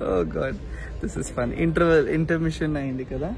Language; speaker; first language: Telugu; non-native, learner; Kannada